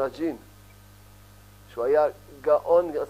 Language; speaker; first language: Hebrew; early bilingual, other home language; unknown